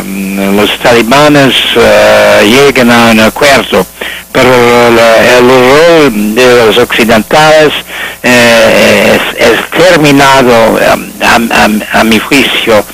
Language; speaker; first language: Spanish; non-native, fluent; French